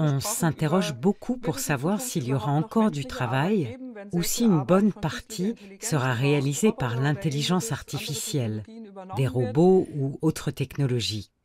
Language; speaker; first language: French; native; French